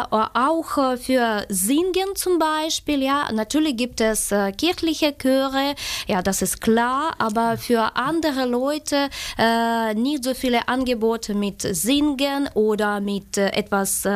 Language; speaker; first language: German; non-native, learner; Ukrainian